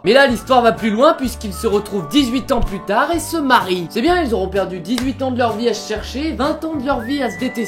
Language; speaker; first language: French; native; French